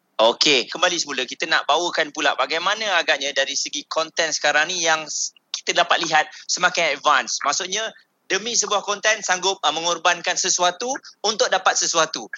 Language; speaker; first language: Malay; native; Malay